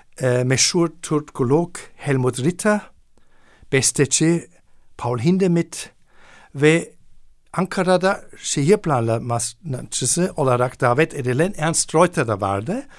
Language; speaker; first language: Turkish; non-native, fluent; German